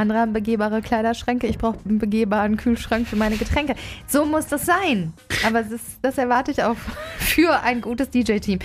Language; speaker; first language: German; native; German